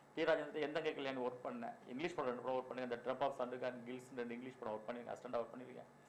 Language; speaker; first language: Tamil; native; Tamil